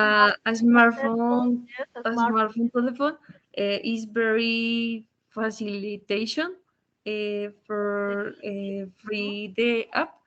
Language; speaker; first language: English; non-native, learner; Spanish